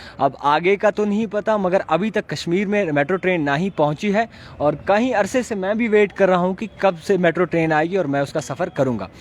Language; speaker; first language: Hindi; non-native, local second language; Kashmiri